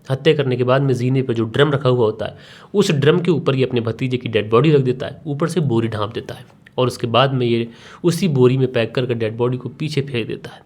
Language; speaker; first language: Hindi; native; Hindi